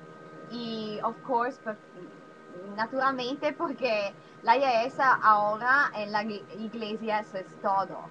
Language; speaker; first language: Spanish; non-native, learner; Italian